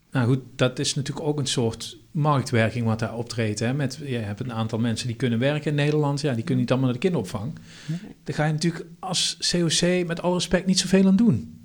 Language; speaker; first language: Dutch; native; Dutch